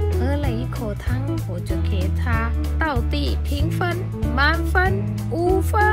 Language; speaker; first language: Chinese; non-native, fluent; Thai